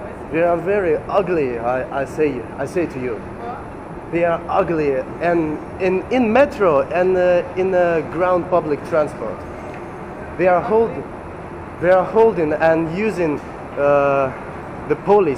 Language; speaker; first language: English; non-native, learner; Russian